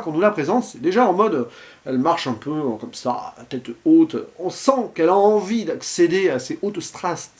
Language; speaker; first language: French; native; French